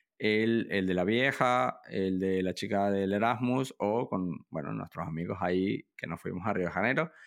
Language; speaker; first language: Spanish; native; Spanish